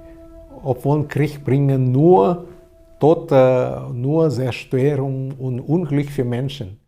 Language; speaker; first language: German; non-native, learner; Vietnamese